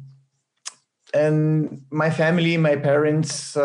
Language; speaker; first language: English; non-native, fluent; Spanish